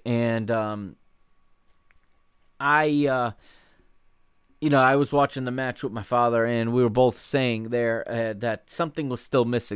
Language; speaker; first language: English; native; English